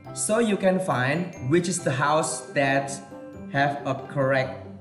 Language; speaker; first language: English; non-native, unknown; Indonesian